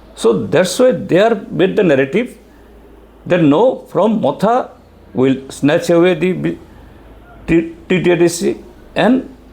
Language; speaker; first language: English; non-native, local second language; Bangla